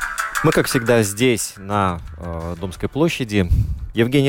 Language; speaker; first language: Russian; native; Russian